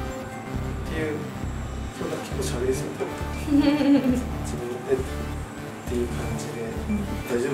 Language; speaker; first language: Japanese; native; Japanese